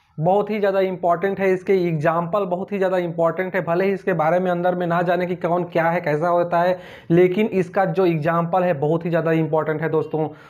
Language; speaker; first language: Hindi; native; Hindi